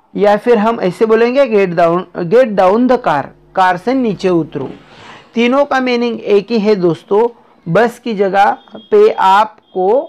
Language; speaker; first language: Hindi; non-native, local second language; Marathi